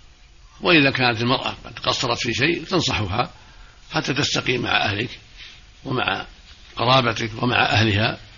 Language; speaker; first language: Arabic; native; Arabic